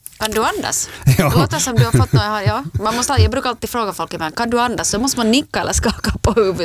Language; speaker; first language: Swedish; native; Swedish